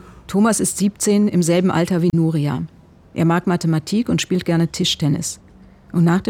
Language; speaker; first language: German; native; German